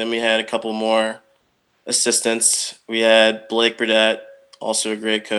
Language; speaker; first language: English; native; English